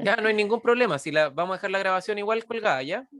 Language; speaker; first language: Spanish; native; Spanish